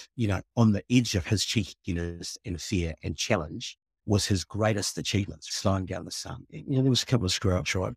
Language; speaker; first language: English; native; English